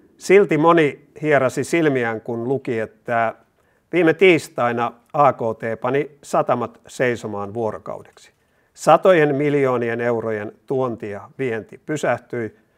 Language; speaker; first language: Finnish; native; Finnish